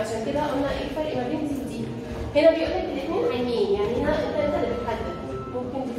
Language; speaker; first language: Arabic; native; Arabic